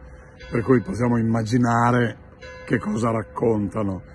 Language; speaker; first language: Italian; native; Italian